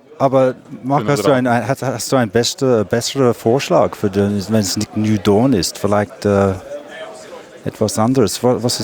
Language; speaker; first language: German; non-native, learner; English